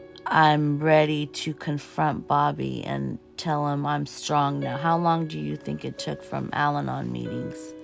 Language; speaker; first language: English; early bilingual, other home language; Portuguese